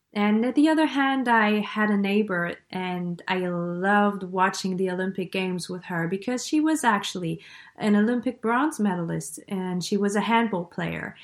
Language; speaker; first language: English; non-native, fluent; German